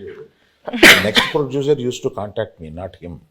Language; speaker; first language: Telugu; native; Telugu